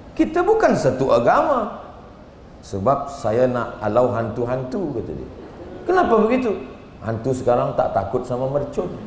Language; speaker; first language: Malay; native; Malay